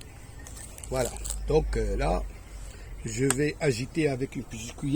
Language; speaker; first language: French; native; French